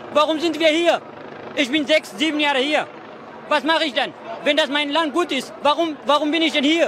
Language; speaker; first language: German; non-native, fluent; Tigrinya